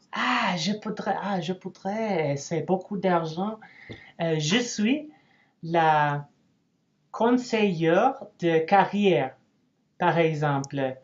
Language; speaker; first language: French; non-native, learner; English